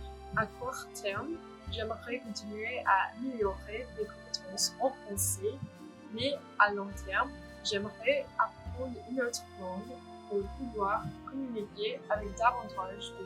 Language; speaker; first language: French; non-native, fluent; English